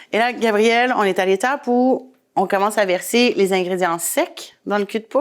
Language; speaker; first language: French; native; French